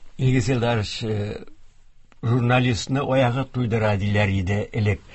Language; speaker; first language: Tatar; native; Tatar